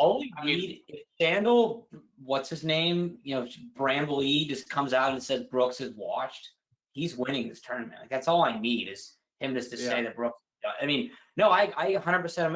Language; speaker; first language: English; native; English